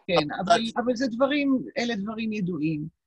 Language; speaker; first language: Hebrew; non-native, local second language; Yiddish